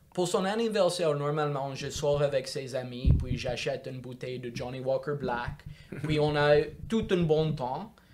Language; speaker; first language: French; non-native, local second language; English